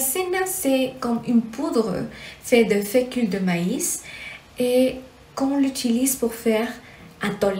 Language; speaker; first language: French; non-native, fluent; Spanish